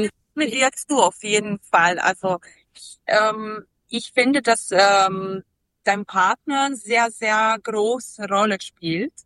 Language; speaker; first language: German; non-native, fluent; Serbian